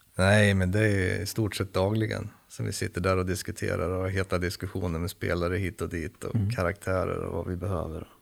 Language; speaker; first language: Swedish; native; Swedish